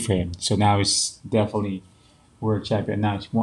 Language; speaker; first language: English; non-native, local second language; Filipino